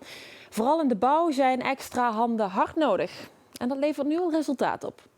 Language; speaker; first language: Dutch; native; Dutch